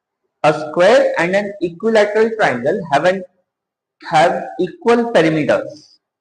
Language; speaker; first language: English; non-native, local second language; Hindi